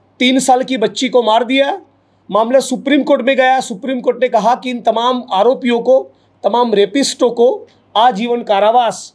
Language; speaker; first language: Hindi; non-native, local second language; Gujarati